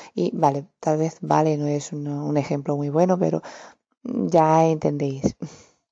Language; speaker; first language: Spanish; non-native, fluent; Romanian